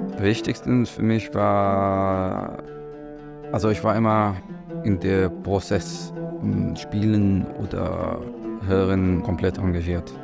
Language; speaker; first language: German; non-native, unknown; Arabic